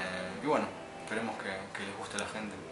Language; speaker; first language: Spanish; native; Spanish